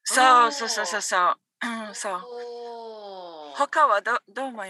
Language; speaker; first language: Japanese; non-native, learner; English